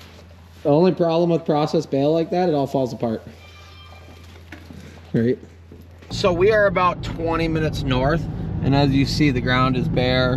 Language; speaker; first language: English; native; English